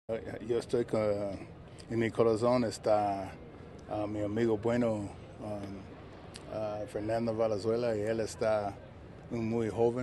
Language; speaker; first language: Spanish; non-native, learner; English